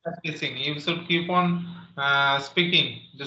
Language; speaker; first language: English; non-native, local second language; Santali